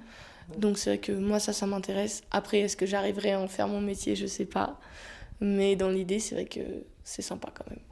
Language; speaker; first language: French; native; French